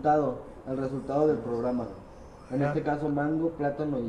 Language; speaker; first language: Spanish; native; Spanish